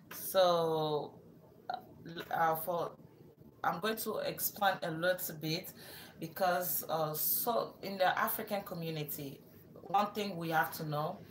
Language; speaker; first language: English; non-native, fluent; Lingala